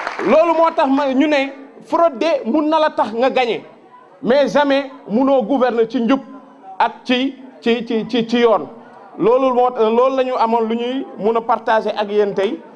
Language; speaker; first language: Wolof; non-native, local second language; Fula